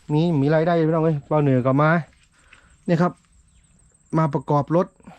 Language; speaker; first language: Thai; native; Thai